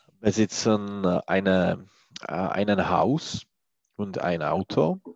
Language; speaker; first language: German; non-native, learner; Czech